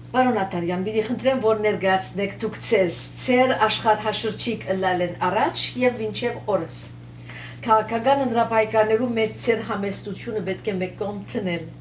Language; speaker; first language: Armenian; early bilingual, heritage; Armenian